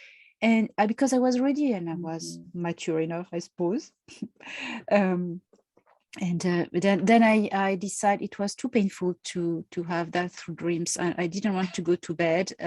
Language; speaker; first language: English; non-native, fluent; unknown